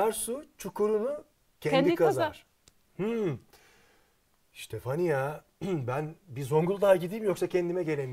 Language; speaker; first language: Turkish; native; Turkish